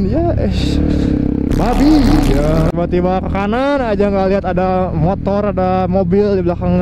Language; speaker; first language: Indonesian; native; Indonesian